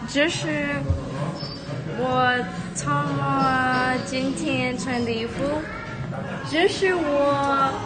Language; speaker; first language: Chinese; non-native, learner; Mongolian